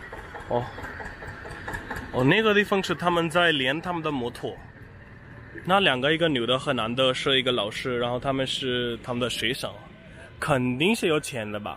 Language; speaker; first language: Chinese; non-native, fluent; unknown